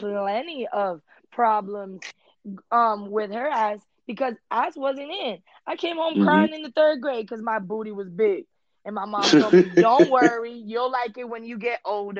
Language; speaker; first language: English; early bilingual, other home language; Spanish